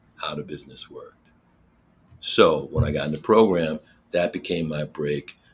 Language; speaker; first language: English; native; English